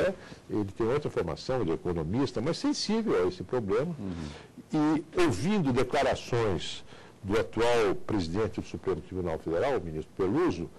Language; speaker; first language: Portuguese; native; Portuguese